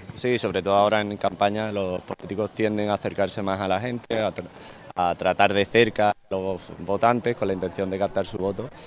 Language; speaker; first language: Spanish; non-native, fluent; English